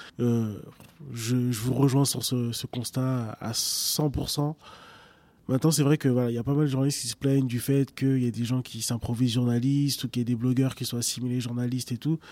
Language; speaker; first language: French; early bilingual, other home language; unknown